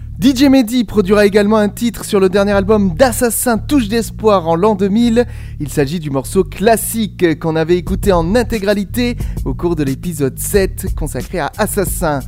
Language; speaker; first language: French; native; French